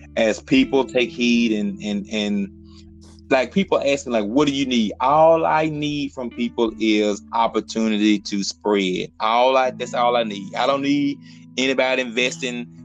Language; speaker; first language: English; native; English